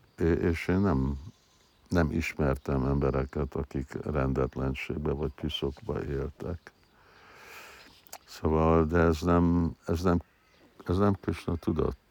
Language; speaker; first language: Hungarian; early bilingual, heritage; Hungarian